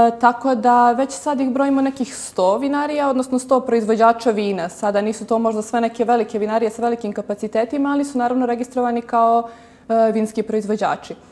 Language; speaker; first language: Croatian; native; Croatian